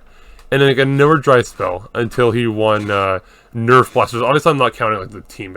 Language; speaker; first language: English; native; English